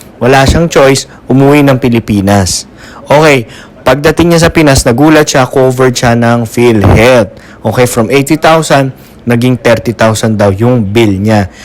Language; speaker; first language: Filipino; native; Filipino